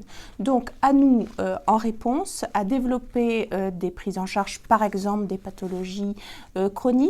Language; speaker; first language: French; native; French